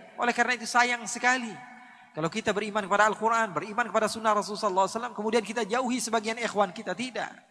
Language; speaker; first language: Indonesian; native; Indonesian